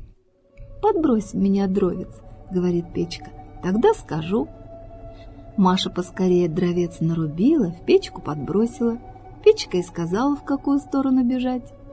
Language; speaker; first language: Russian; native; Russian